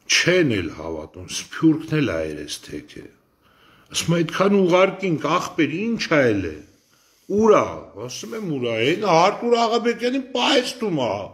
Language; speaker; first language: Armenian; native; Armenian